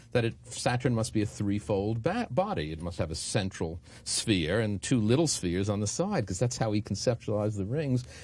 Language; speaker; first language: English; native; English